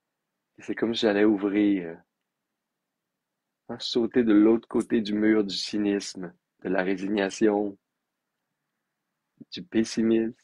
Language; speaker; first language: French; native; French